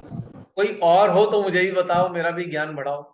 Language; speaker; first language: Hindi; native; Hindi